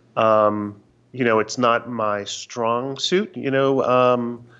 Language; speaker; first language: English; native; English